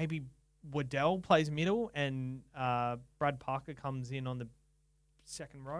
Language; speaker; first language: English; native; English